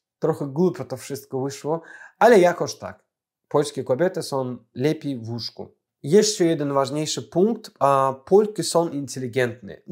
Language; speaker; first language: Polish; non-native, fluent; Azerbaijani